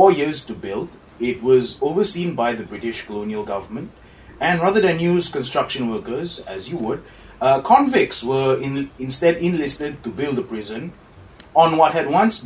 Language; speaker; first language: English; non-native, local second language; Malay